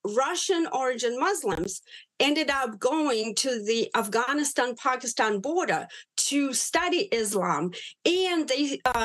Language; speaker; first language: English; non-native, fluent; Russian